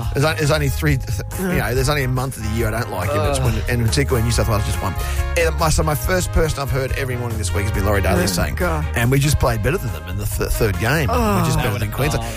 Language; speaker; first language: English; native; English